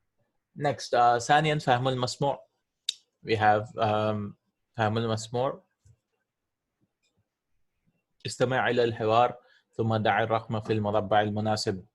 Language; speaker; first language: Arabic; non-native, fluent; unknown